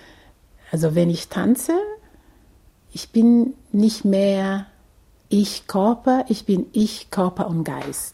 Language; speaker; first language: German; non-native, fluent; Portuguese